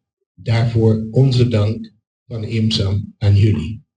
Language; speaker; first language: Dutch; non-native, local second language; Papiamento